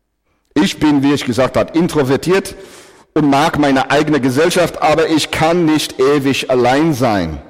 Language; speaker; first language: German; non-native, fluent; English